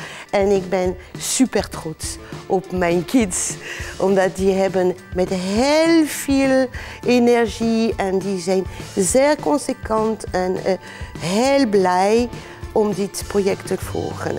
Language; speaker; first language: Dutch; non-native, fluent; French